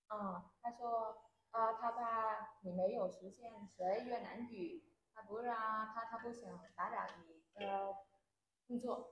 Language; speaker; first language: Chinese; non-native, fluent; Vietnamese